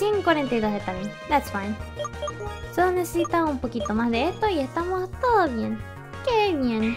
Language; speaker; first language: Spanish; early bilingual, heritage; English